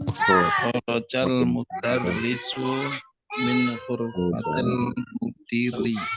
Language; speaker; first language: Arabic; non-native, learner; Indonesian